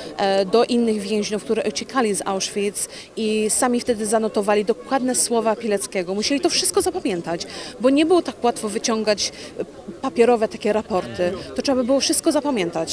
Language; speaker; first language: Polish; early bilingual, heritage; English